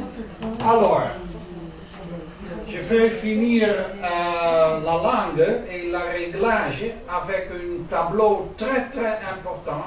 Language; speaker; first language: French; non-native, learner; Dutch